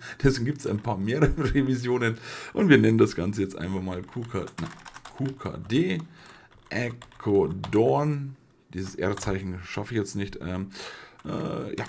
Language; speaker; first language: German; native; German